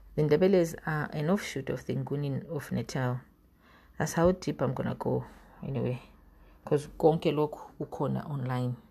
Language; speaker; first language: English; non-native, local second language; North Ndebele